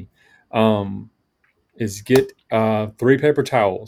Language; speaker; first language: English; native; English